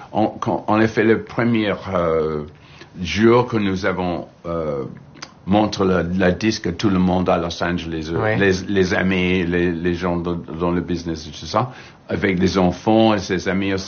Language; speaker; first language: French; non-native, learner; English